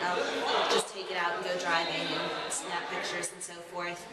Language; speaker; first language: English; native; English